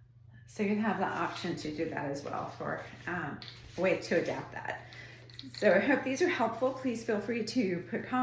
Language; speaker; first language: English; native; English